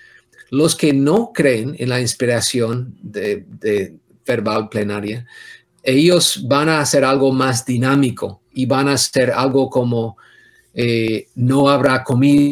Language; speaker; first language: Spanish; non-native, fluent; English